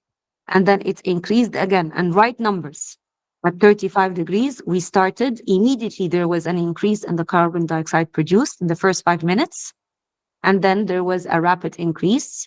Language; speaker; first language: English; non-native, fluent; Arabic